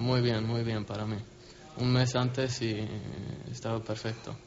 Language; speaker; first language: Spanish; non-native, learner; Swedish